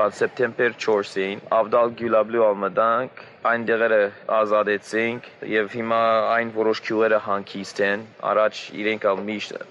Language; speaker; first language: Armenian; non-native, fluent; English